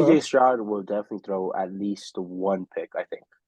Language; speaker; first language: English; native; English